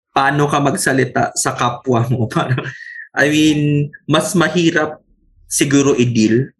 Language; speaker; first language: Filipino; non-native, local second language; Cebuano